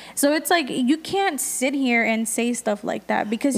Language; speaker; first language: English; early bilingual, other home language; Spanish